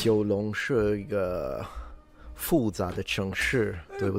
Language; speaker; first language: Chinese; non-native, learner; English